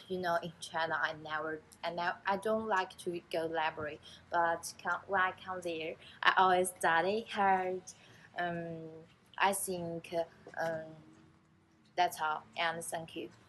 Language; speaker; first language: English; non-native, learner; Chinese